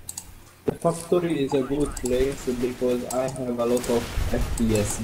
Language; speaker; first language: English; non-native, learner; Hungarian